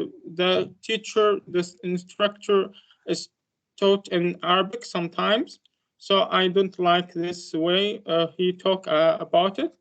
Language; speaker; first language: English; non-native, learner; Arabic